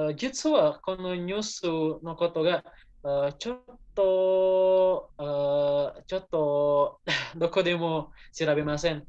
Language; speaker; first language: Japanese; non-native, learner; Indonesian